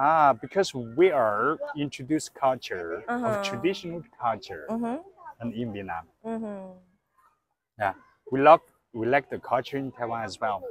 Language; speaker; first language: English; non-native, learner; Chinese